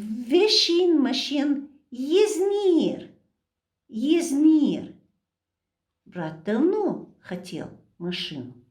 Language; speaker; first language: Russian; non-native, local second language; Chechen